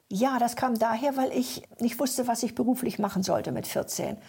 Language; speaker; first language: German; native; German